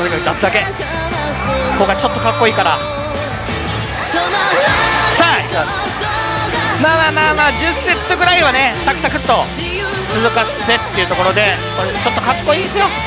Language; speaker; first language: Japanese; native; Japanese